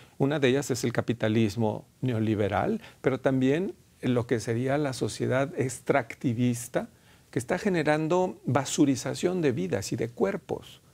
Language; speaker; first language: Spanish; native; Spanish